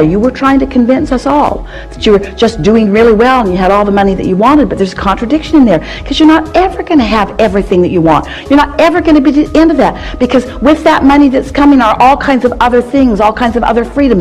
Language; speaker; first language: English; native; English